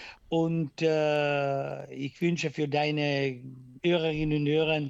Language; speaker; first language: German; non-native, learner; Italian